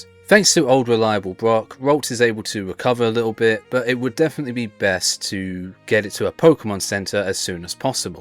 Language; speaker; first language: English; native; English